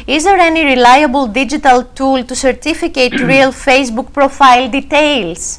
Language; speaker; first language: English; non-native, fluent; Greek